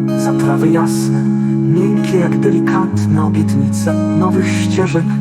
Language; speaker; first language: Polish; native; Polish